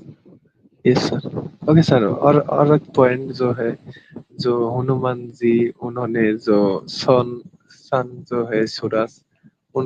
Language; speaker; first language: Hindi; non-native, learner; Bangla